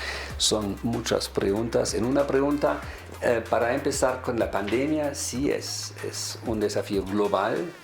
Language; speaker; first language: Spanish; non-native, fluent; German